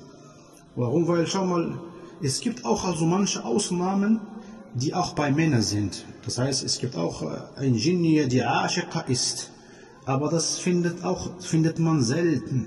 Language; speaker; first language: German; non-native, fluent; Arabic